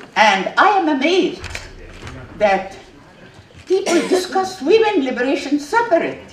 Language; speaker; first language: English; non-native, fluent; Arabic